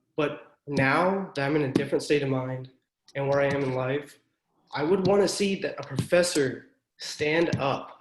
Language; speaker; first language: English; native; English